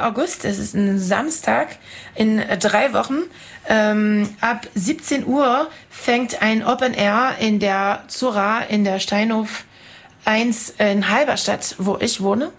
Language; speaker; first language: German; non-native, fluent; French